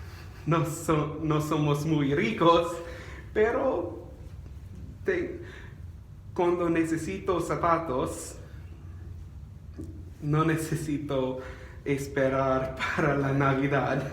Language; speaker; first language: Spanish; non-native, learner; English